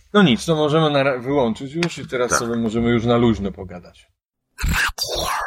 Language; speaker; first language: Polish; native; Polish